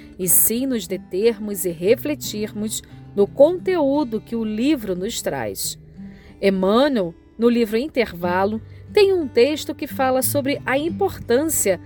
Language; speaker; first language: Portuguese; native; Portuguese